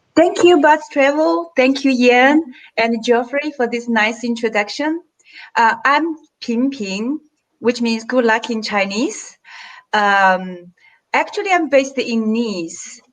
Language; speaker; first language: English; non-native, fluent; Chinese